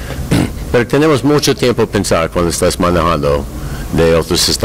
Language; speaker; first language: Spanish; non-native, learner; English